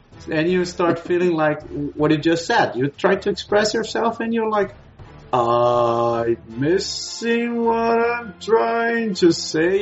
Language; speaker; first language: English; non-native, fluent; Portuguese